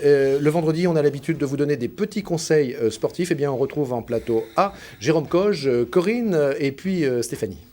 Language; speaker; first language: French; native; French